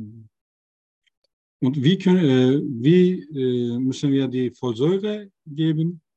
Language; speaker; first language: German; non-native, fluent; Turkish